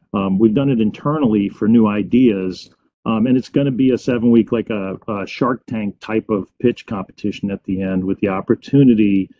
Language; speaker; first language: English; native; English